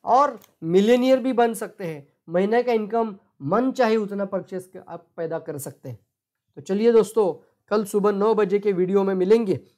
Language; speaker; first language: Hindi; non-native, local second language; Marathi